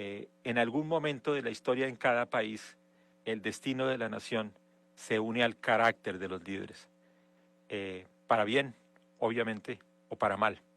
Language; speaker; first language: Spanish; native; Spanish